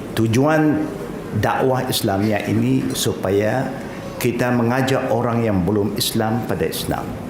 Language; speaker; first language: Malay; non-native, local second language; Chinese